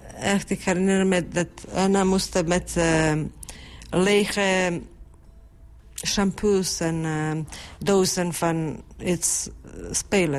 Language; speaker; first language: Dutch; non-native, fluent; Bosnian